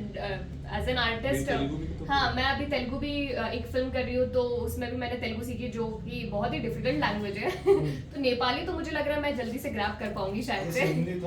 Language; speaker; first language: Hindi; native; Hindi